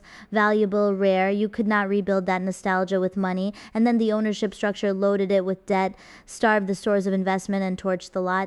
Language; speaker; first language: English; native; English